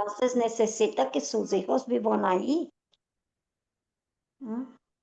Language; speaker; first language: Spanish; non-native, fluent; Portuguese